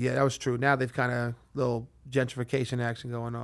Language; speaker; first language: English; native; English